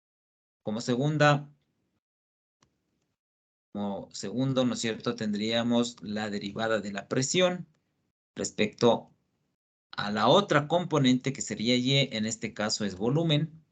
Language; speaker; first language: Spanish; native; Spanish